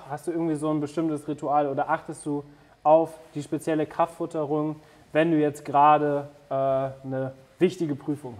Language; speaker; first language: German; native; German